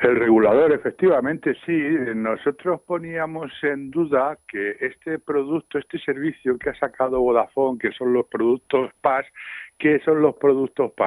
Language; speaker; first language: Spanish; native; Spanish